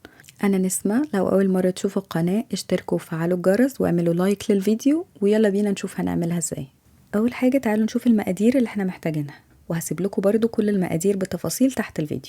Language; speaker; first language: Arabic; native; Arabic